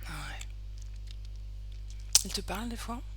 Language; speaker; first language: French; native; French